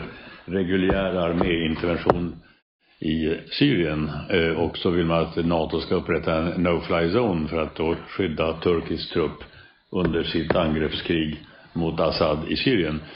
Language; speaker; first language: Swedish; native; Swedish